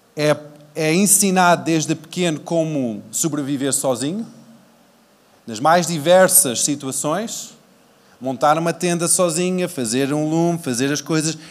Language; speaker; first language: Portuguese; early bilingual, other home language; English